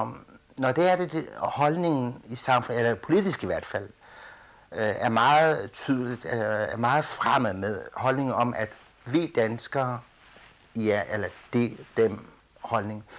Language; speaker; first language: Danish; early bilingual, other home language; Kurdish